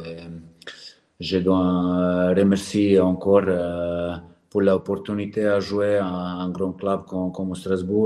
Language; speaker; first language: French; non-native, learner; Serbian